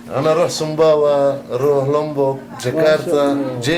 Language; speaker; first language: Arabic; non-native, learner; Turkish